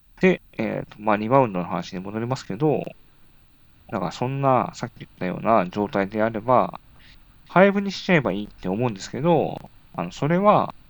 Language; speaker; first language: Japanese; native; Japanese